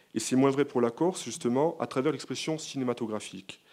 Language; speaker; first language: French; native; French